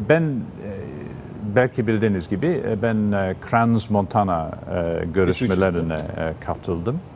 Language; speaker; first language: Turkish; non-native, fluent; English